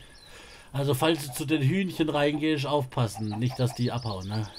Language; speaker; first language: German; native; German